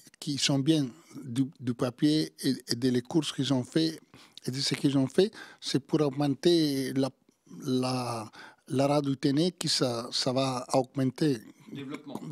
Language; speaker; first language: French; non-native, learner; Italian